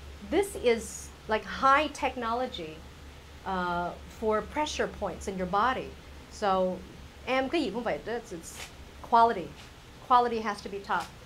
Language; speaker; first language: English; early bilingual, other home language; Vietnamese